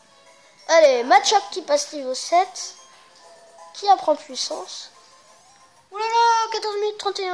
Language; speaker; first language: French; native; French